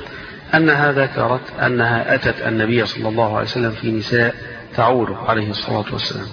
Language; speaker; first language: Arabic; native; Arabic